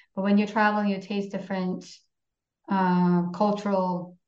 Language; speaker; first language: English; non-native, fluent; Polish